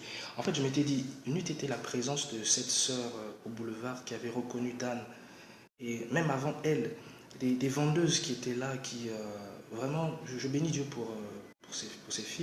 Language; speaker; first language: French; non-native, local second language; Lingala